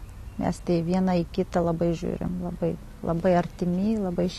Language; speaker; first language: Lithuanian; non-native, learner; Kazakh